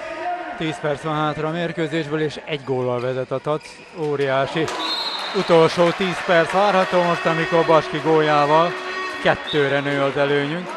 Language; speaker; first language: Hungarian; native; Hungarian